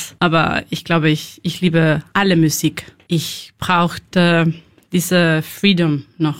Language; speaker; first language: German; non-native, learner; Spanish